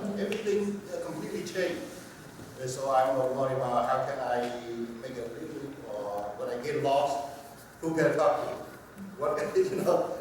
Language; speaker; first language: English; non-native, learner; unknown